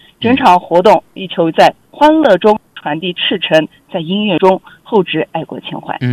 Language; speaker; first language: Chinese; non-native, local second language; Uyghur